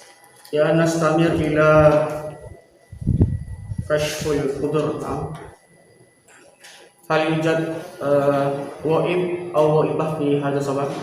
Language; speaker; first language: Arabic; non-native, fluent; Indonesian